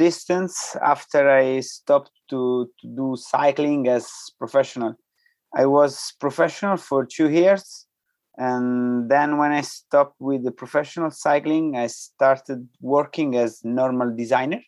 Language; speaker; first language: English; non-native, fluent; Italian